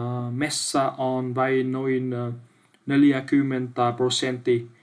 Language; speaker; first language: Finnish; non-native, learner; Vietnamese